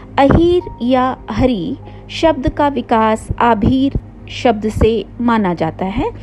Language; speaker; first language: Hindi; native; Hindi